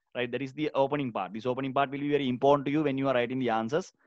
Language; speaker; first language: English; non-native, local second language; Sinhala